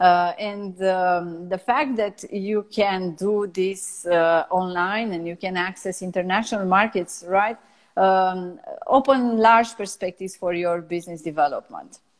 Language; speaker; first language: English; non-native, fluent; Romanian